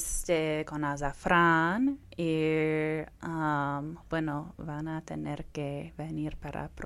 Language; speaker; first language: Spanish; non-native, fluent; English